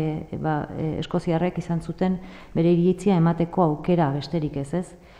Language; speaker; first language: Basque; native; Basque